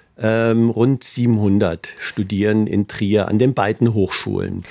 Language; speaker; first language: German; native; German